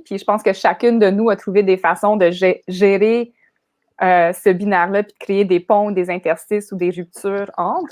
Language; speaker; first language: French; native; French